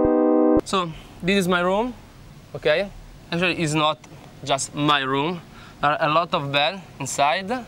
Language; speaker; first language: English; non-native, learner; Italian